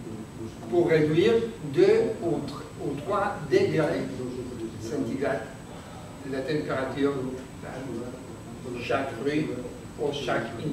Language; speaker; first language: French; non-native, learner; Spanish